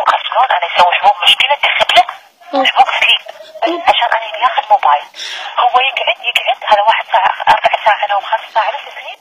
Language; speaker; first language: Arabic; non-native, learner; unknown